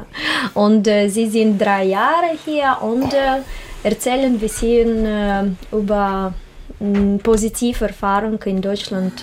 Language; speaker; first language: German; non-native, learner; Russian